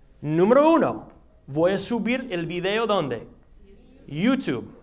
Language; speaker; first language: Spanish; non-native, fluent; English